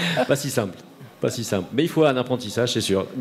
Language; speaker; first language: French; native; French